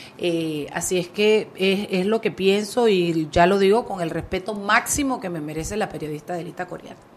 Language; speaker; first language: Spanish; native; Spanish